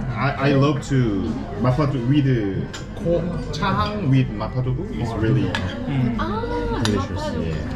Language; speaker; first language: English; non-native, learner; Korean